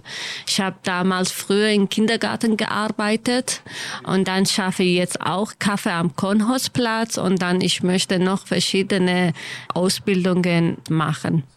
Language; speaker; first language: German; non-native, learner; Kurdish